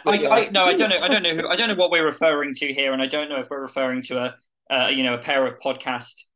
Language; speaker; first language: English; native; English